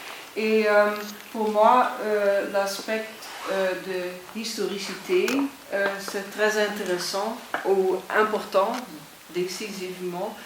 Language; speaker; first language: French; non-native, fluent; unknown